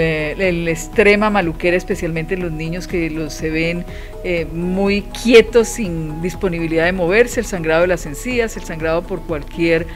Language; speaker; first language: Spanish; native; Spanish